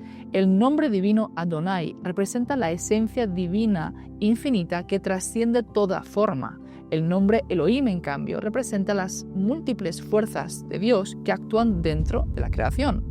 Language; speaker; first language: Spanish; native; Spanish